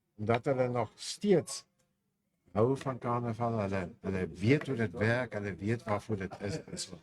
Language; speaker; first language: Afrikaans; non-native, local second language; German